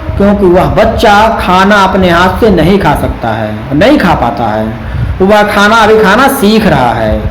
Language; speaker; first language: Hindi; native; Hindi